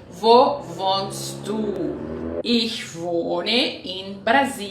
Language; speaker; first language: German; non-native, fluent; Portuguese